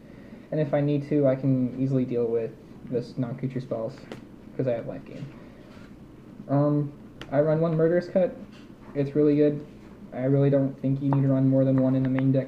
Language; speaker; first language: English; native; English